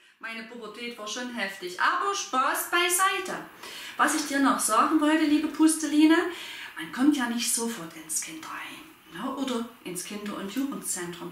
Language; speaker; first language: German; native; German